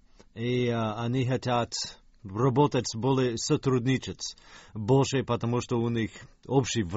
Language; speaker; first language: Russian; non-native, fluent; English